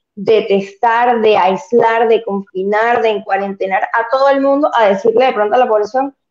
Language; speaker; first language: Spanish; native; Spanish